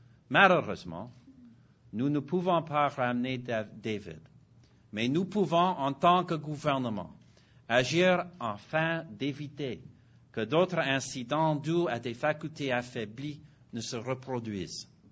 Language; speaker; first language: French; non-native, fluent; English